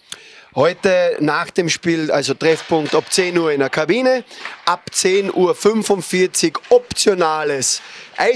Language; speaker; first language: German; native; German